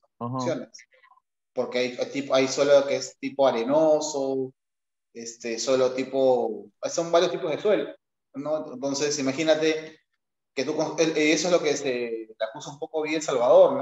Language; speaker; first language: Spanish; native; Spanish